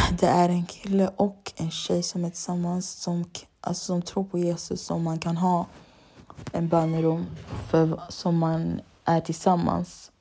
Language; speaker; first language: Swedish; early bilingual, other home language; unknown